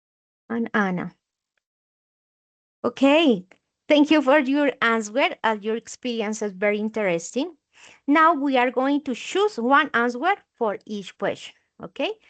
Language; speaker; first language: English; non-native, learner; Spanish